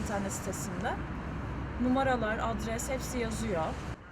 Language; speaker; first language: Turkish; native; Turkish